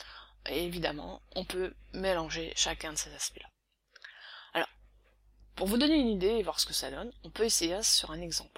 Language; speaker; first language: French; native; French